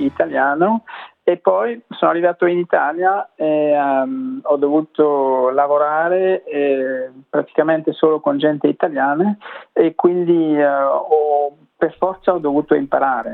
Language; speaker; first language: Italian; non-native, fluent; French